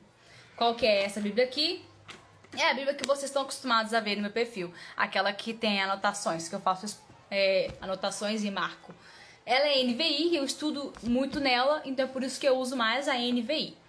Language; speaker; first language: Portuguese; native; Portuguese